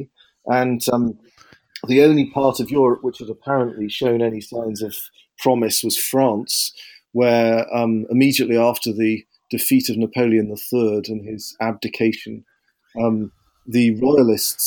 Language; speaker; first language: English; native; English